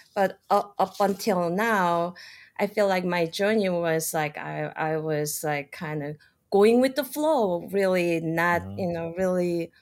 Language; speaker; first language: English; non-native, fluent; Korean